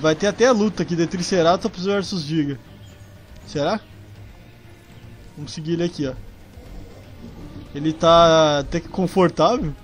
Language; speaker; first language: Portuguese; native; Portuguese